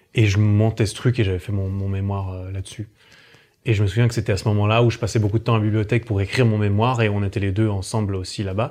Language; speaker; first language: French; native; French